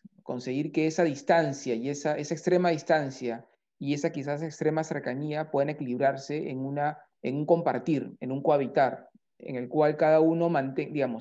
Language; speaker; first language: Spanish; native; Spanish